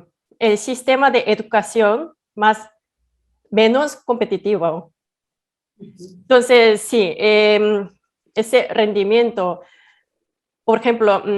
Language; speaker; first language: Spanish; non-native, fluent; Korean